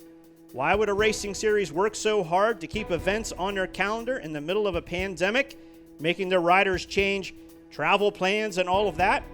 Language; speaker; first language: English; native; English